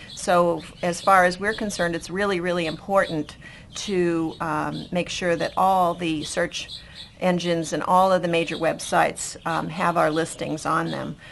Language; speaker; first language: English; native; English